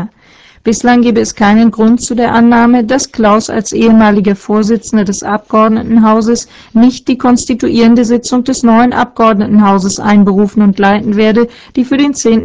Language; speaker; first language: German; native; German